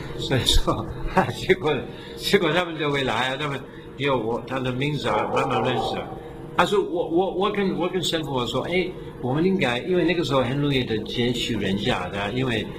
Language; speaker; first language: Chinese; non-native, fluent; English